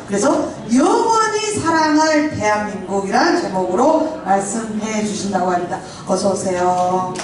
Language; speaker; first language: Korean; native; Korean